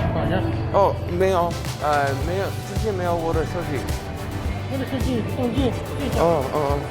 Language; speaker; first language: Chinese; non-native, learner; English